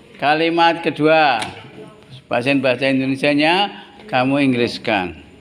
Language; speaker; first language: Indonesian; native; Indonesian